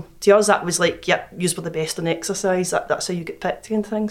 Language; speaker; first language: English; native; English